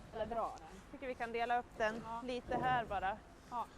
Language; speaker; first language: Swedish; native; Swedish